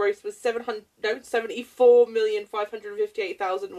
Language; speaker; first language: English; native; English